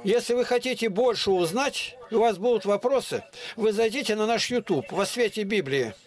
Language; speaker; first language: Russian; native; Russian